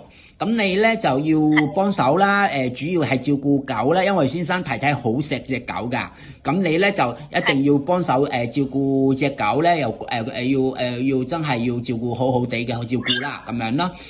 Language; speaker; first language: Cantonese; native; Cantonese